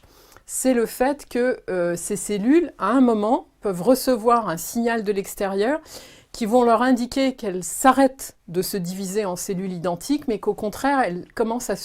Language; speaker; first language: French; native; French